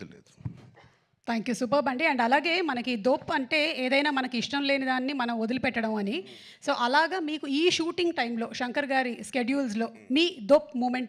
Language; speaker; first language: Telugu; native; Telugu